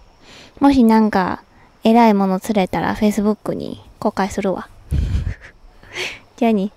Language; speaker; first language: Japanese; non-native, learner; Chinese